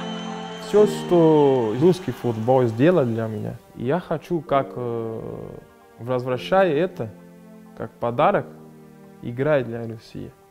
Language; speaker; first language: Russian; non-native, fluent; Portuguese